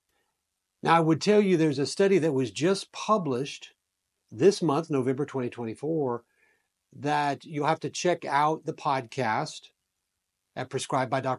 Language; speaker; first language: English; native; English